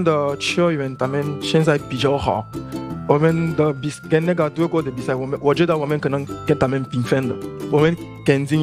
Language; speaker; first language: Chinese; non-native, learner; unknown